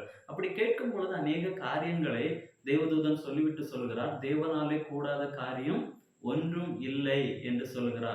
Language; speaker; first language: Tamil; native; Tamil